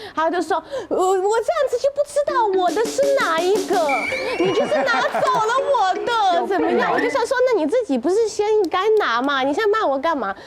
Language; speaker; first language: Chinese; non-native, fluent; Russian